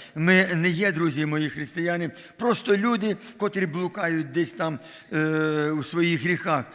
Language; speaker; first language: Ukrainian; non-native, local second language; Russian